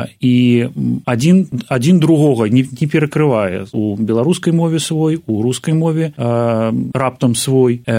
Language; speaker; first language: Belarusian; non-native, local second language; Russian